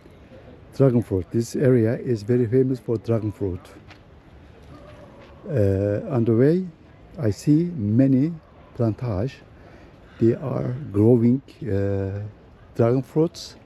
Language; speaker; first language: English; non-native, learner; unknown